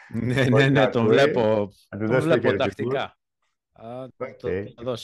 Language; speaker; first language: Greek; early bilingual, heritage; Greek